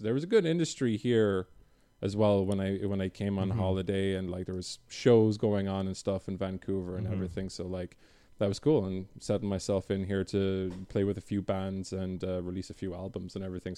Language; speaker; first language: English; native; English